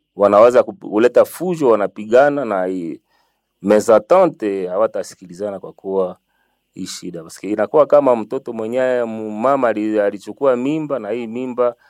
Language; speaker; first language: Swahili; non-native, local second language; Nande